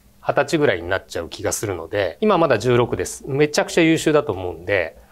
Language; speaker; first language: Japanese; native; Japanese